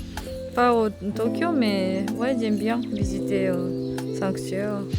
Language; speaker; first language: French; non-native, learner; Japanese